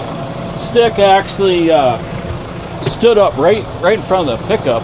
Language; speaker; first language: English; native; English